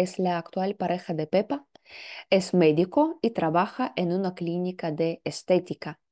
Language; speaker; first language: Spanish; non-native, fluent; Russian